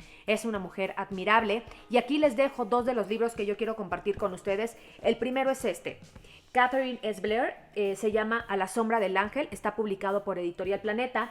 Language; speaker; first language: Spanish; native; Spanish